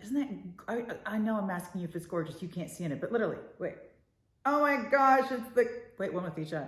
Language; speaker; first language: English; native; English